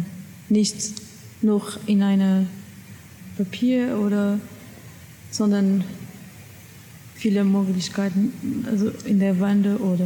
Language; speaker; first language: German; non-native, learner; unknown